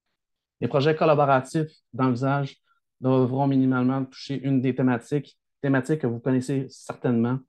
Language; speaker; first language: French; native; French